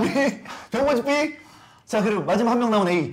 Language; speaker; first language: Korean; native; Korean